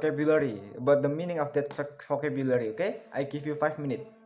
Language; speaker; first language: English; non-native, learner; Indonesian